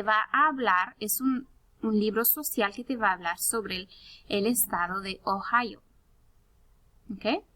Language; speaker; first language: Spanish; early bilingual, heritage; Spanish